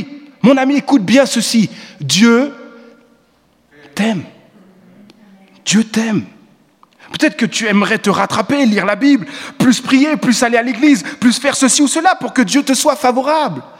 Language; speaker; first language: French; native; French